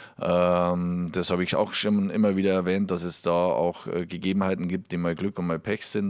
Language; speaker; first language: German; native; German